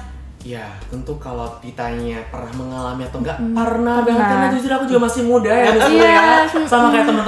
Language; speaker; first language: Indonesian; native; Indonesian